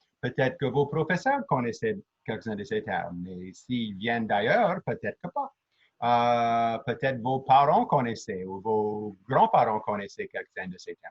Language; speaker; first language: French; native; French